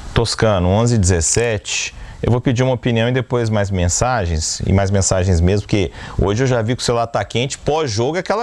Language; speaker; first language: Portuguese; native; Portuguese